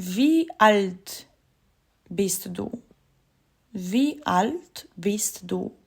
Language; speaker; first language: German; non-native, fluent; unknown